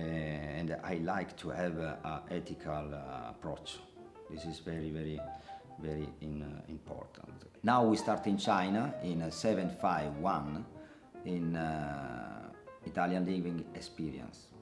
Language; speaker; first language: English; non-native, learner; Italian